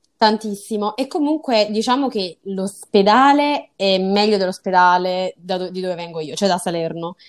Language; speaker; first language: Italian; native; Italian